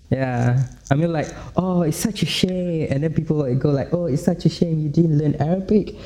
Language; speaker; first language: English; non-native, local second language; Malay